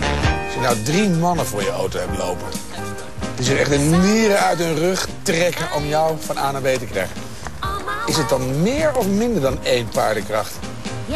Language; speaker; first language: Dutch; native; Dutch